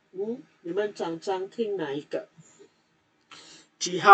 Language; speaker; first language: Chinese; non-native, fluent; Indonesian